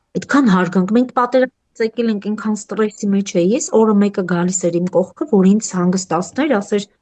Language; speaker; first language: Armenian; native; Armenian